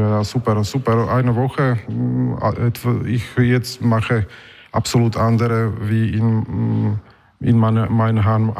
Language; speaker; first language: German; non-native, learner; Slovak